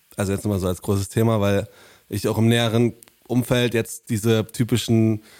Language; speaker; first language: German; native; German